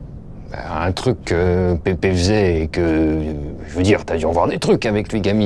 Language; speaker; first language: French; native; French